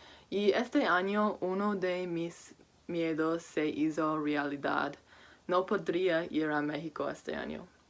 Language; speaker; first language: Spanish; non-native, learner; English